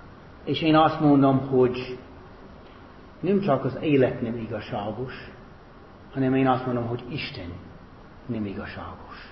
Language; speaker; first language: Hungarian; non-native, fluent; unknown